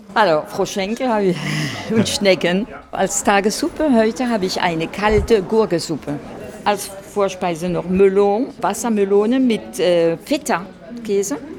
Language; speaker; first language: German; non-native, local second language; French